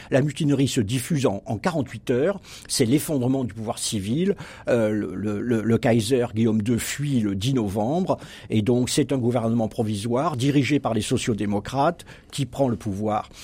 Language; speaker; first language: French; native; French